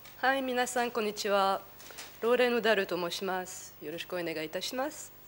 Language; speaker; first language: Japanese; non-native, fluent; French